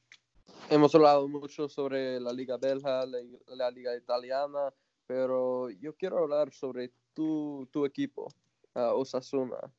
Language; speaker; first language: Spanish; non-native, fluent; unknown